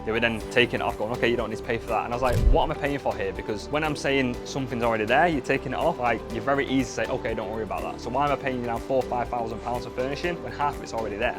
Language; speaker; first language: English; native; English